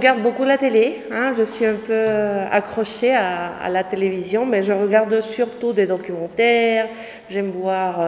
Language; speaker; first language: French; non-native, fluent; Spanish